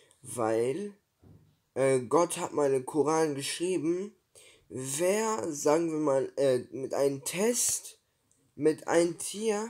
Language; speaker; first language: German; early bilingual, other home language; Turkish